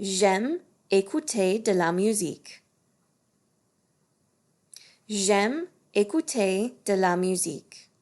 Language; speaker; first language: French; non-native, fluent; English